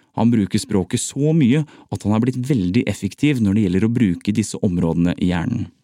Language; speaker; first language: Norwegian; native; Norwegian